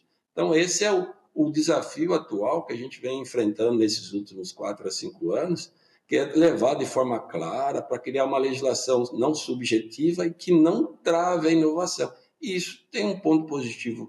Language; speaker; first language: Portuguese; native; Portuguese